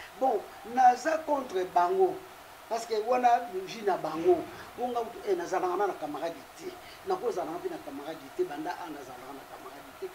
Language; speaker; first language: Lingala; native; Lingala